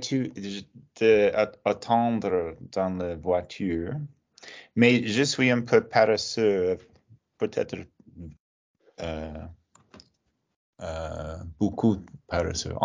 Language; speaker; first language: French; non-native, learner; English